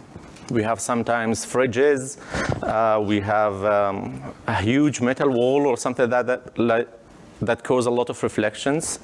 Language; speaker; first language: English; non-native, fluent; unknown